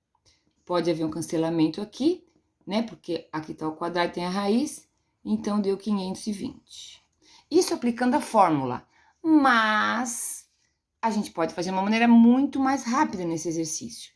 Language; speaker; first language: Portuguese; native; Portuguese